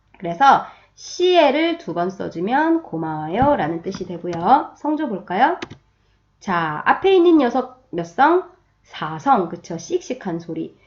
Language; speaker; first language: Korean; native; Korean